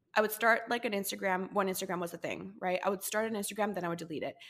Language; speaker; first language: English; non-native, fluent; Spanish